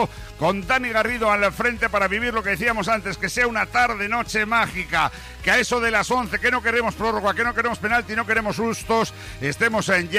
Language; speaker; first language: Spanish; native; Spanish